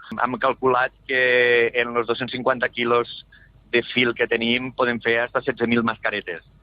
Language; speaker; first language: Catalan; native; Catalan